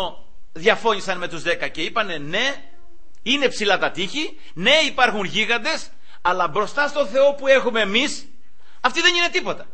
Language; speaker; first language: Greek; native; Greek